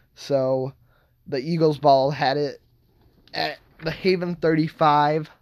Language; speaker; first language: English; native; English